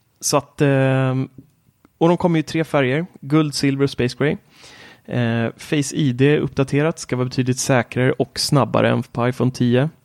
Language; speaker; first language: Swedish; native; Swedish